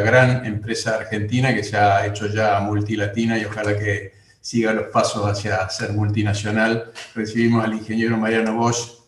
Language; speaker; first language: Spanish; native; Spanish